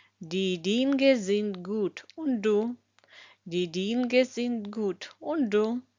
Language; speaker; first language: German; non-native, fluent; Ukrainian